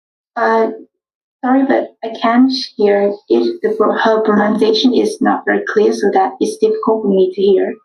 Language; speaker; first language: English; non-native, learner; Vietnamese